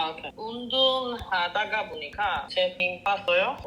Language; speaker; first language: Korean; non-native, learner; English